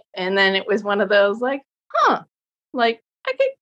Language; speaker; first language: English; native; English